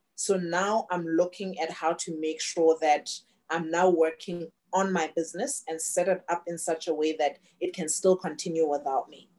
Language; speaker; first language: English; non-native, local second language; Tswana